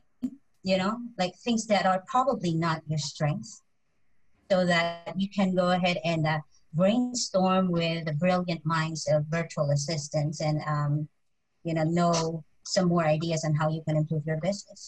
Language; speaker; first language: English; non-native, local second language; Filipino